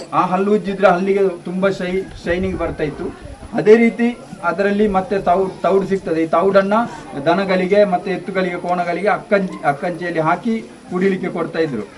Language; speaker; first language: Kannada; non-native, local second language; Tulu